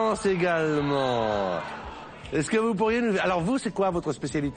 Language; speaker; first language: French; native; French